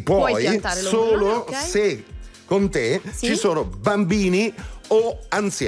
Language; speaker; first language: Italian; native; Italian